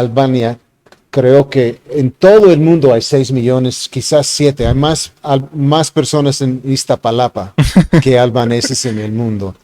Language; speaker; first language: Spanish; non-native, fluent; English